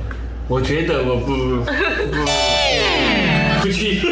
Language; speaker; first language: Chinese; non-native, learner; Korean